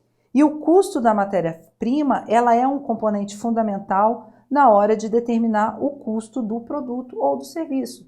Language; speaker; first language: Portuguese; native; Portuguese